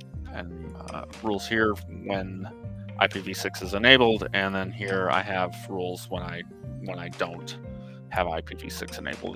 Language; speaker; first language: English; native; English